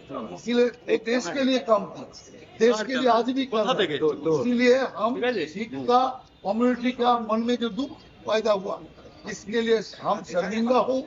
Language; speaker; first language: Hindi; non-native, local second language; Bangla